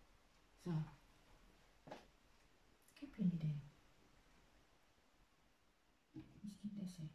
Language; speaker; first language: Dutch; non-native, learner; Indonesian